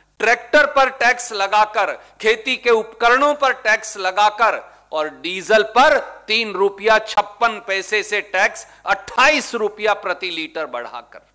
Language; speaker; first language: Hindi; native; Hindi